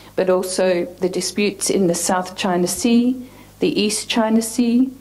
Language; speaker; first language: English; native; English